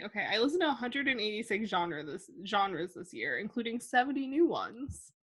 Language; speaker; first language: English; native; English